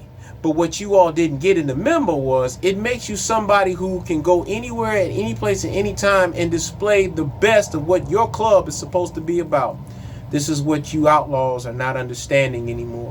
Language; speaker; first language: English; native; English